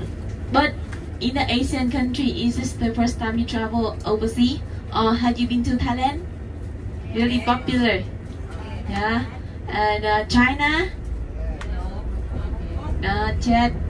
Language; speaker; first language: English; non-native, learner; Vietnamese